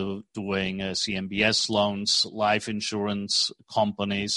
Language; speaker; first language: English; non-native, fluent; Swiss German